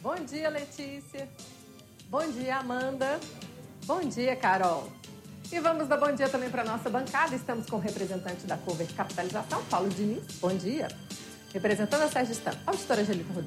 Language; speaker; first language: Portuguese; native; Portuguese